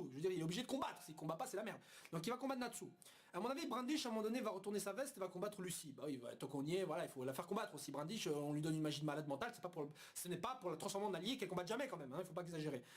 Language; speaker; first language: French; native; French